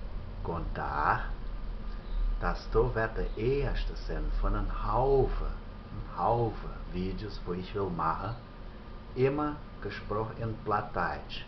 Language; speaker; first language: German; early bilingual, heritage; German